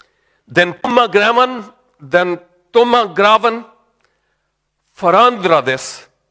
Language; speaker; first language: Swedish; non-native, learner; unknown